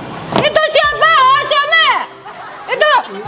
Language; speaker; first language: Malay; non-native, learner; Russian